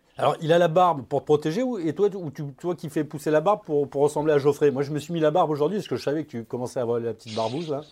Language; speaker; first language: French; native; French